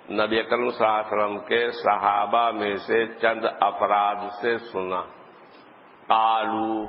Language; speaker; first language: Urdu; native; Urdu